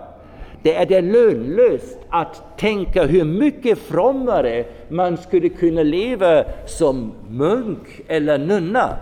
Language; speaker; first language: Swedish; non-native, fluent; German